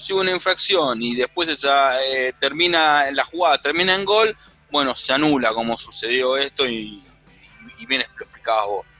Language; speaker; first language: Spanish; native; Spanish